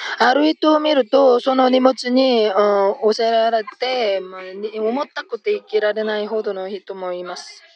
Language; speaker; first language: Japanese; non-native, fluent; Korean